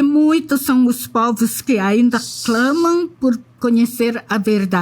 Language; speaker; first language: Portuguese; non-native, fluent; Indonesian